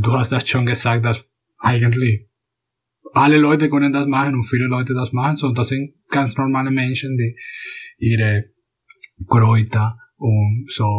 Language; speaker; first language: German; non-native, fluent; Spanish